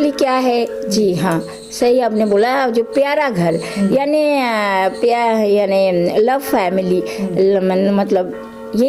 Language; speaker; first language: Hindi; non-native, local second language; Bangla